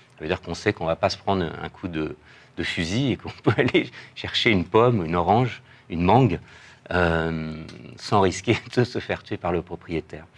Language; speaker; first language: French; native; French